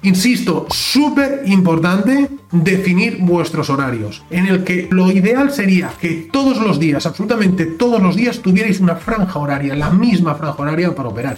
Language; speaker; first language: Spanish; native; Spanish